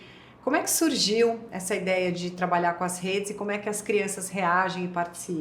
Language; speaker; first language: Portuguese; native; Portuguese